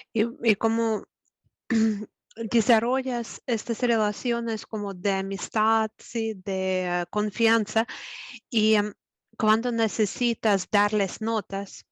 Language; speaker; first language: Spanish; non-native, fluent; Russian